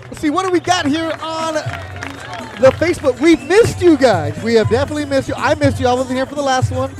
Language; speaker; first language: English; early bilingual, other home language; Spanish